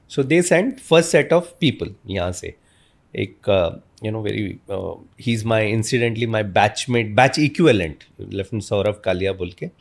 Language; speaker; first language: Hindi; non-native, local second language; Malayalam